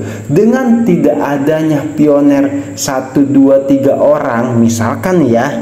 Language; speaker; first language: Indonesian; native; Indonesian